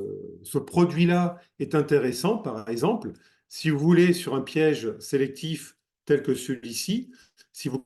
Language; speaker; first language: French; native; French